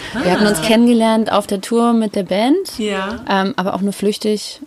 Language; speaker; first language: German; native; German